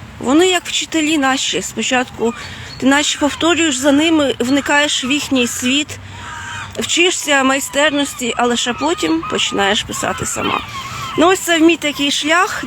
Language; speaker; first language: Ukrainian; non-native, fluent; Lithuanian